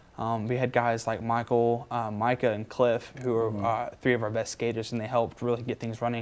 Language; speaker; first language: English; native; English